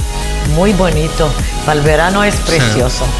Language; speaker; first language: Spanish; native; Spanish